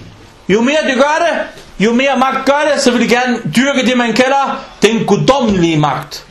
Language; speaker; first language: Danish; non-native, fluent; Arabic